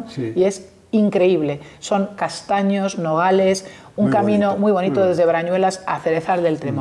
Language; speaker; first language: Spanish; native; Spanish